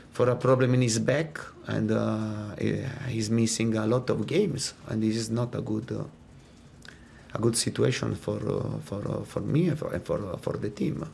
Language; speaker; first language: English; non-native, fluent; Italian